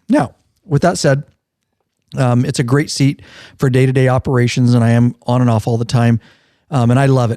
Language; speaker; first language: English; native; English